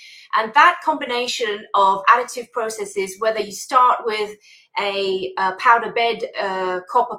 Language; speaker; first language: English; native; English